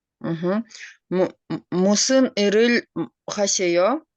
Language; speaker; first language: Korean; non-native, learner; Kyrgyz